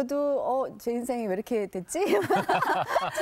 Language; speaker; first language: Korean; native; Korean